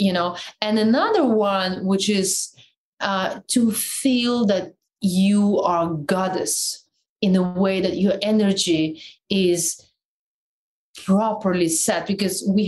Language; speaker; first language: English; non-native, fluent; Russian